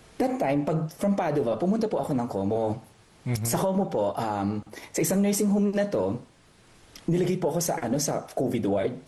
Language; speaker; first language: Filipino; native; Filipino